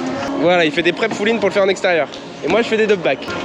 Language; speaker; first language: French; native; French